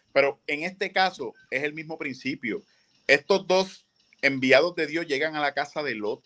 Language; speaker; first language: Spanish; native; Spanish